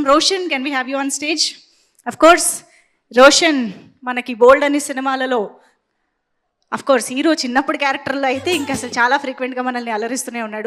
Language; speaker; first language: Telugu; native; Telugu